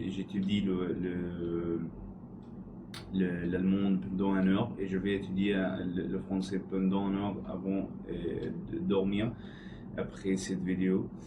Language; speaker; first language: French; non-native, learner; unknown